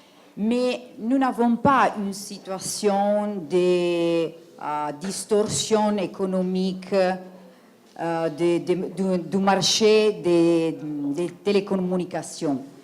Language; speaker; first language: French; non-native, fluent; Italian